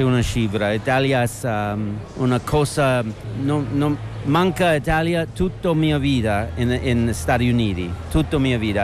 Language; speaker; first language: Italian; non-native, learner; English